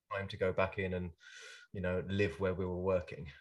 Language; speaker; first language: English; native; English